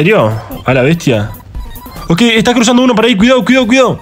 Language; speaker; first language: Spanish; native; Spanish